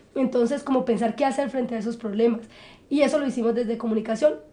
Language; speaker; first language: Spanish; native; Spanish